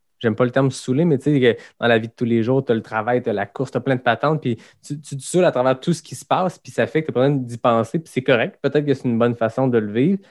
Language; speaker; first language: French; native; French